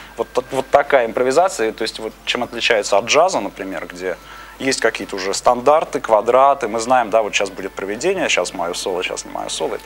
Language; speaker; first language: Russian; native; Russian